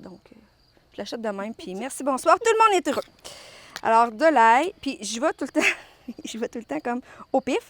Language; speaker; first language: French; native; French